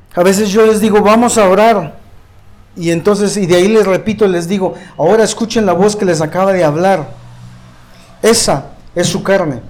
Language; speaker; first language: Spanish; native; Spanish